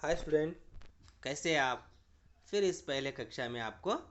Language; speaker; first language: Hindi; non-native, local second language; Kannada